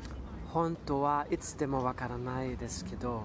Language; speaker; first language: Japanese; non-native, learner; German